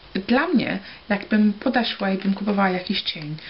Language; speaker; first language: Polish; early bilingual, heritage; Polish